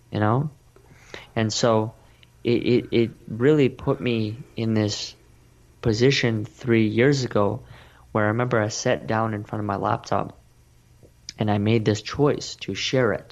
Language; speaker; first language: English; early bilingual, other home language; Russian